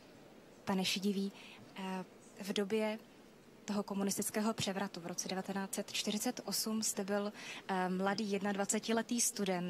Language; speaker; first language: Czech; native; Czech